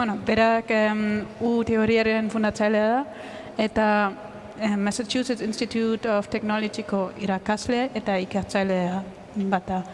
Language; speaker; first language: Basque; non-native, fluent; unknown